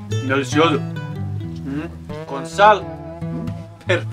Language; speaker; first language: Spanish; non-native, learner; Serbian